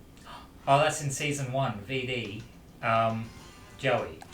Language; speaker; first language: English; native; English